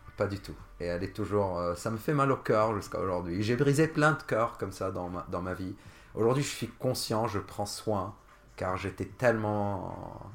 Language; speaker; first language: French; non-native, local second language; Arabic